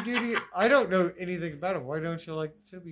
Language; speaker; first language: English; native; English